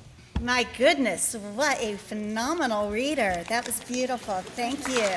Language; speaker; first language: English; native; English